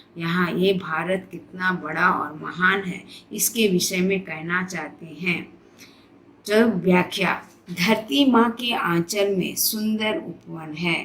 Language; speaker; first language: Hindi; non-native, local second language; Telugu